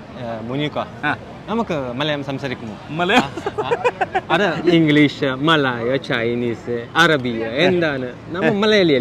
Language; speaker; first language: Malayalam; non-native, learner; Chinese